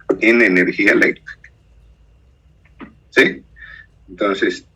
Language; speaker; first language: Spanish; native; Spanish